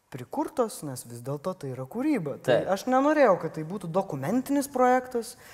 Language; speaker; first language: Lithuanian; native; Lithuanian